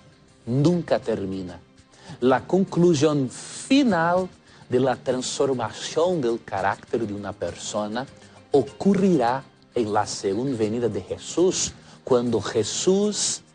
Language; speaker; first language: Spanish; non-native, fluent; Portuguese